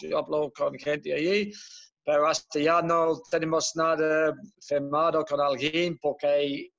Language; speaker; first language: Spanish; non-native, fluent; Dutch